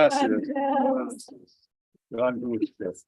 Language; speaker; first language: Spanish; non-native, learner; English